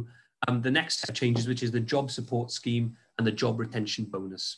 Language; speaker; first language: English; native; English